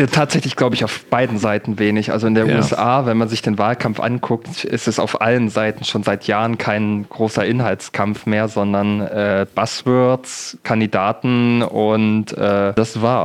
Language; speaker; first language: German; native; German